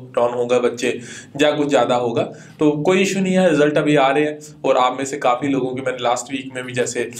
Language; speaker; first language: Hindi; non-native, local second language; Punjabi